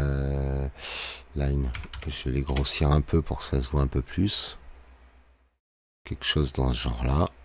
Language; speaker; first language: French; native; French